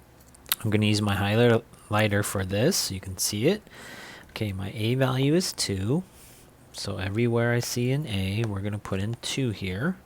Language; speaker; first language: English; native; English